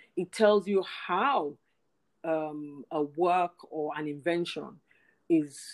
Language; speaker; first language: English; non-native, local second language; Yoruba